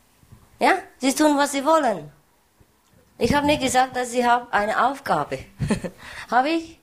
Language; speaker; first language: German; non-native, learner; Vietnamese